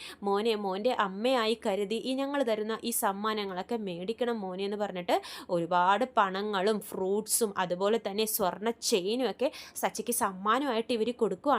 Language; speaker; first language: Malayalam; native; Malayalam